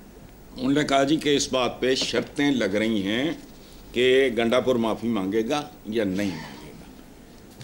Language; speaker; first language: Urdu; non-native, local second language; Punjabi